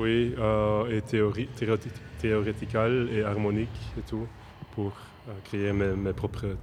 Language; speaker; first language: French; non-native, local second language; Dutch